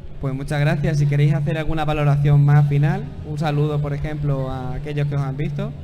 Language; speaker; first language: Spanish; native; Spanish